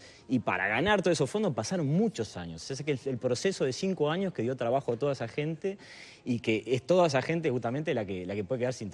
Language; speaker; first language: Spanish; native; Spanish